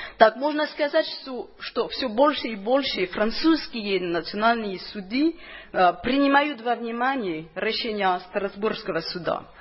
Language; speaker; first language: Russian; non-native, fluent; French